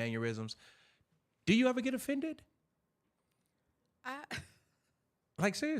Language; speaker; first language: English; native; English